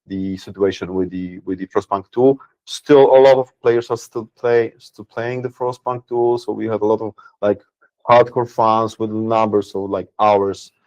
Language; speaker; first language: English; non-native, fluent; Polish